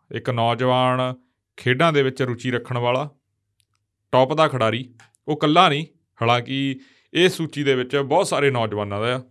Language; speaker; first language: Punjabi; native; Punjabi